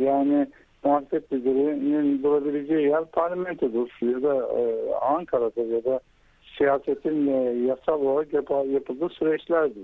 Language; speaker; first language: Turkish; native; Turkish